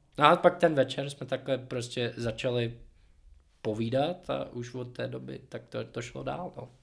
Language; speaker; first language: Czech; non-native, fluent; English